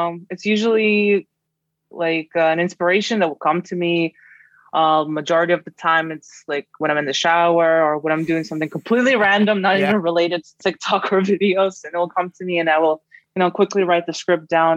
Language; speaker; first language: English; non-native, fluent; Kazakh